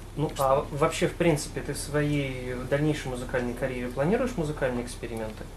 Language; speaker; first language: Russian; native; Russian